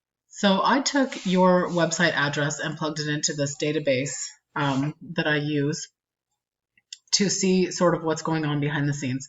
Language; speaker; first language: English; native; English